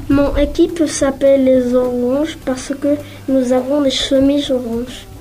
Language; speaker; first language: French; non-native, learner; Spanish